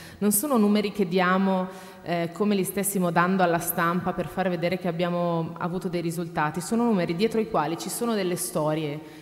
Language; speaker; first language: Italian; native; Italian